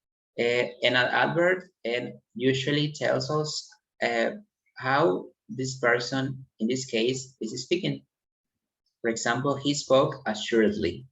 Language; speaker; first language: English; non-native, fluent; Spanish